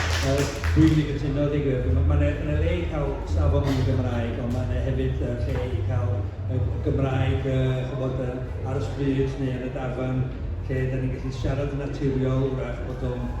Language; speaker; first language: Welsh; native; Welsh